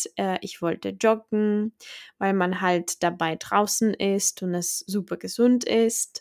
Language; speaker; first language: German; non-native, fluent; Czech